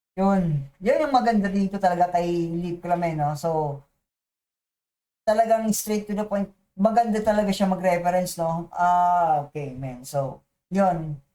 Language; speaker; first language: Filipino; non-native, local second language; Bikol